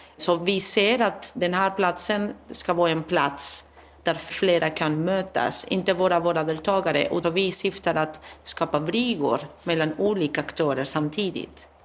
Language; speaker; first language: Swedish; non-native, fluent; Spanish